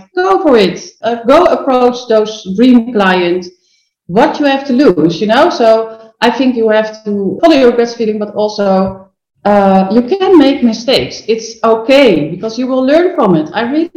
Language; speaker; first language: English; non-native, fluent; Dutch